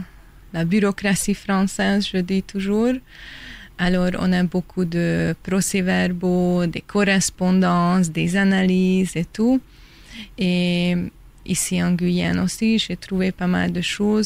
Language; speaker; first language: French; non-native, fluent; Hungarian